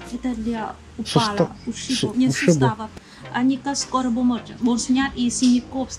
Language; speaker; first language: Russian; non-native, learner; Vietnamese